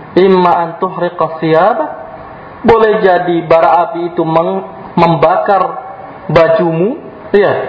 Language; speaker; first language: Indonesian; native; Indonesian